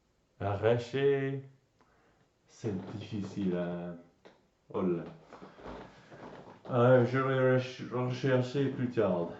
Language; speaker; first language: French; non-native, learner; English